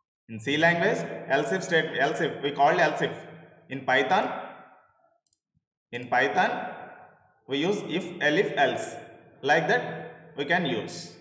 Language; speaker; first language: English; non-native, local second language; Telugu